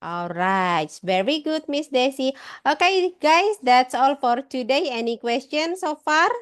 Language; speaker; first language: English; non-native, learner; Indonesian